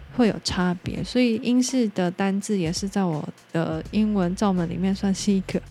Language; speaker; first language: Chinese; non-native, local second language; Min Nan Chinese